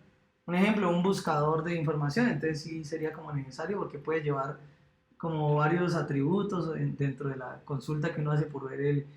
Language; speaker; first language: Spanish; native; Spanish